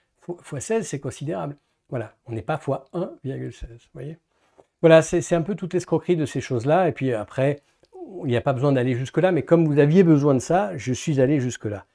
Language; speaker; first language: French; native; French